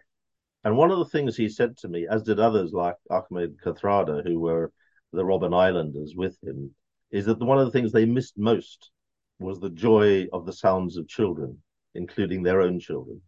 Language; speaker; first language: English; native; English